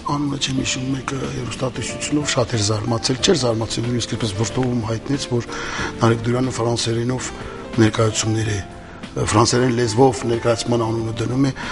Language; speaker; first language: Armenian; early bilingual, heritage; Armenian